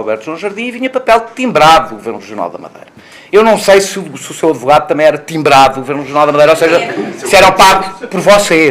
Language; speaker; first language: Portuguese; native; Portuguese